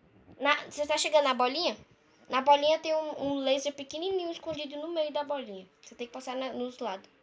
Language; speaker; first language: Portuguese; native; Portuguese